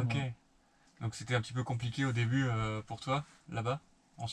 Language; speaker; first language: French; native; French